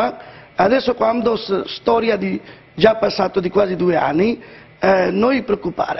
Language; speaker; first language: Italian; non-native, learner; Punjabi